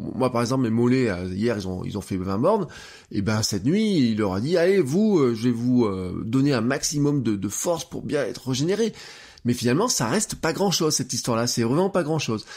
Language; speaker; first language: French; native; French